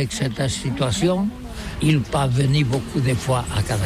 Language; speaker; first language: French; non-native, learner; Catalan